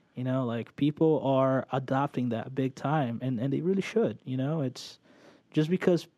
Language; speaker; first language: English; early bilingual, other home language; Portuguese